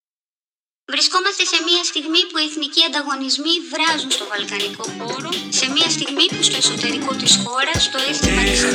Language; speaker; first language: Greek; native; Greek